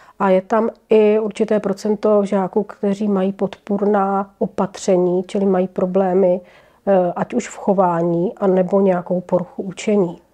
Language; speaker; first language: Czech; native; Czech